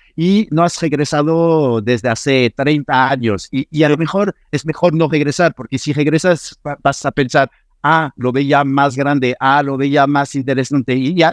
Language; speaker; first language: Spanish; non-native, fluent; French